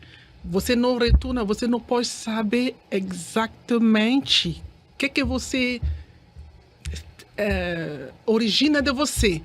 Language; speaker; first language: Portuguese; non-native, learner; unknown